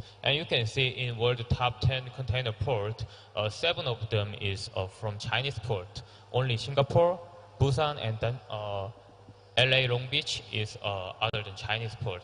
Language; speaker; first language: English; non-native, learner; Korean